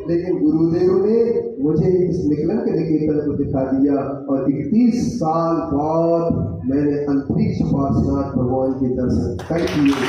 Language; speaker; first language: Hindi; native; Hindi